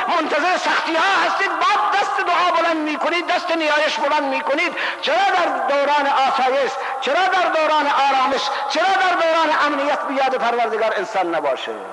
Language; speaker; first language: Persian; non-native, local second language; Baluchi